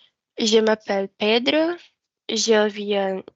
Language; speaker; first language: French; non-native, learner; Portuguese